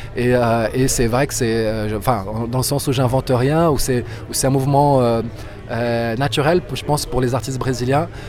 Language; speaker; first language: French; non-native, fluent; Portuguese